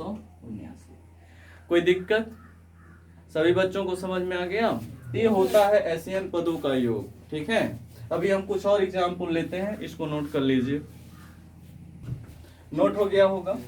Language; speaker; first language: Hindi; native; Hindi